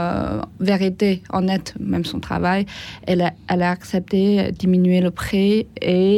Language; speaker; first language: French; non-native, learner; Chinese